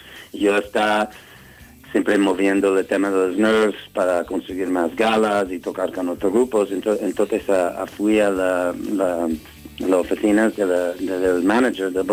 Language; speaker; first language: Spanish; non-native, fluent; English